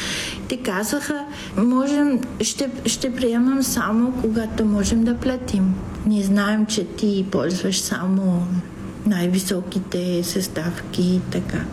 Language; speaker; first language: Bulgarian; non-native, fluent; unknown